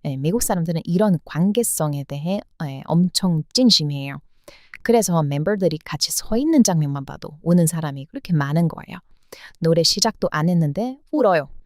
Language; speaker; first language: Korean; non-native, fluent; English